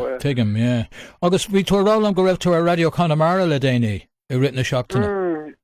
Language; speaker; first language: Irish; non-native, local second language; English